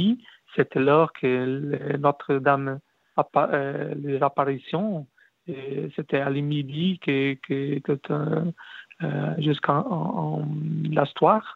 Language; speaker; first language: French; non-native, learner; Portuguese